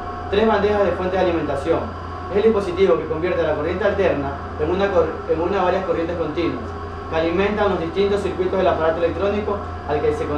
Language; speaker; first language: Spanish; native; Spanish